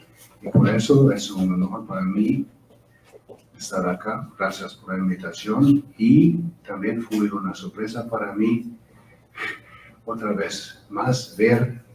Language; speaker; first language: Spanish; non-native, fluent; German